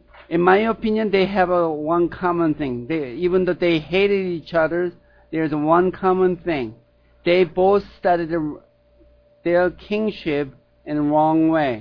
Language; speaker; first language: English; non-native, fluent; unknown